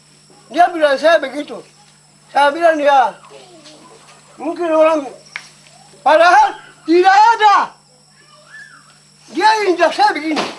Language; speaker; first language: Indonesian; non-native, local second language; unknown